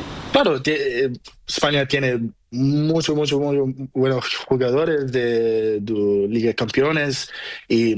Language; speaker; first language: Spanish; non-native, learner; Portuguese